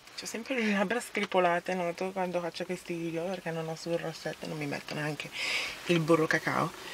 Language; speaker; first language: Italian; early bilingual, other home language; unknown